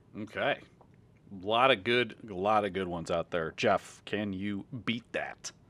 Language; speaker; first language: English; native; English